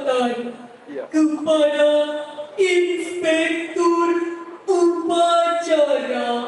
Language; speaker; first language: Indonesian; native; Indonesian